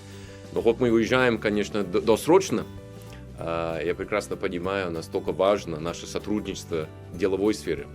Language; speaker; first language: Russian; non-native, fluent; English